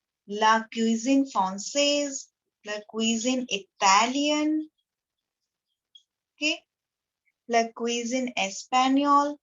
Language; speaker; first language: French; non-native, learner; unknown